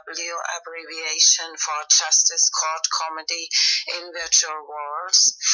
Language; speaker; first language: English; non-native, fluent; German